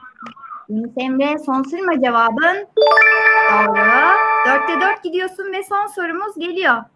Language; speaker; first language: Turkish; native; Turkish